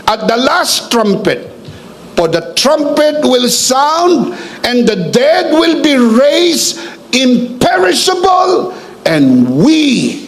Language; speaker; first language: English; non-native, local second language; Filipino